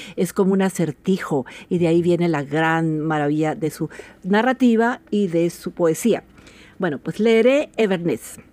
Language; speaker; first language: Spanish; native; Spanish